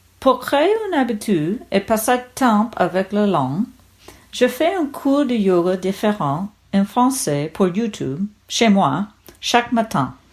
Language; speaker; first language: French; non-native, learner; English